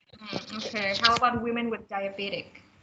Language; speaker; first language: English; non-native, fluent; Indonesian